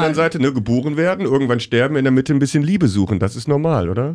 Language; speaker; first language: German; native; German